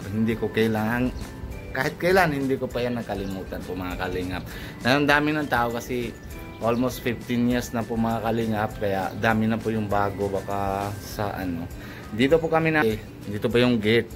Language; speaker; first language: Filipino; non-native, fluent; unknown